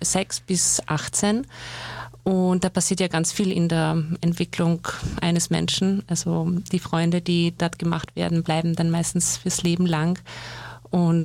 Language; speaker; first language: German; native; German